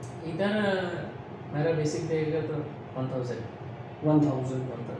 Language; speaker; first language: Hindi; non-native, learner; Bangla